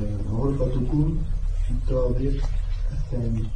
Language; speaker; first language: Arabic; non-native, learner; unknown